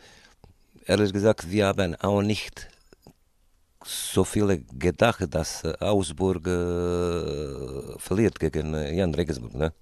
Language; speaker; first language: German; non-native, fluent; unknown